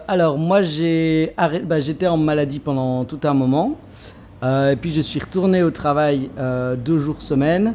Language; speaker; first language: French; native; French